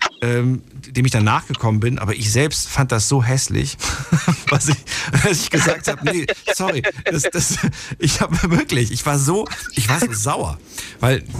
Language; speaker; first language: German; native; German